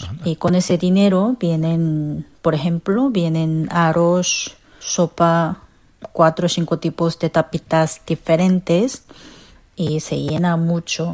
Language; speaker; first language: Spanish; non-native, fluent; Korean